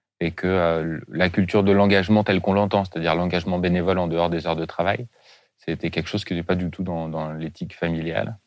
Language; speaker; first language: French; native; French